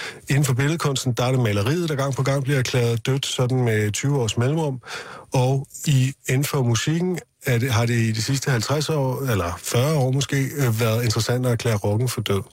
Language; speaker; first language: Danish; native; Danish